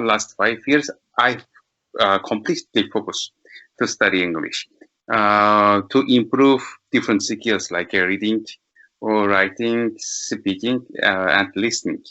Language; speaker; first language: English; non-native, learner; Turkish